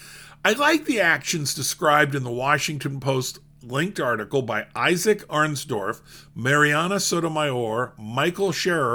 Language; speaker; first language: English; native; English